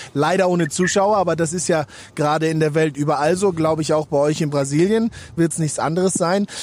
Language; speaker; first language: German; native; German